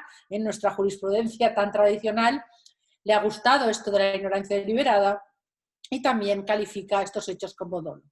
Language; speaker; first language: Spanish; native; Spanish